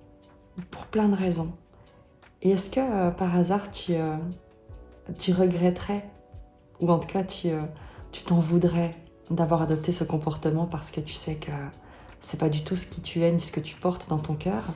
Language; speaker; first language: French; native; French